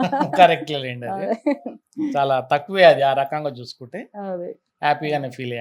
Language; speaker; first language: Telugu; native; Telugu